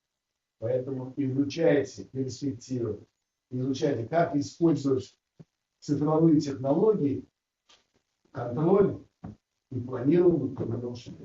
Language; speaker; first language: Russian; non-native, local second language; Uzbek